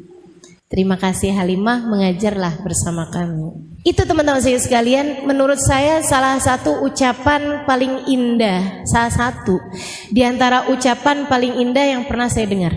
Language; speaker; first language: Indonesian; native; Indonesian